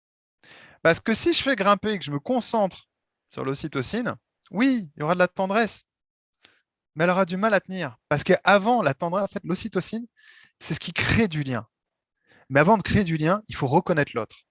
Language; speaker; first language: French; native; French